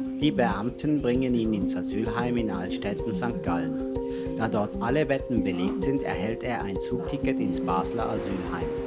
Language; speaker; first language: German; native; German